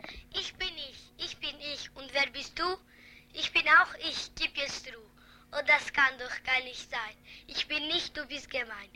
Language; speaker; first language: German; early bilingual, other home language; Albanian